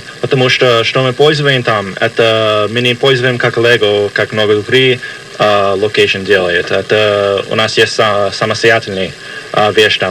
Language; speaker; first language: Russian; early bilingual, heritage; Russian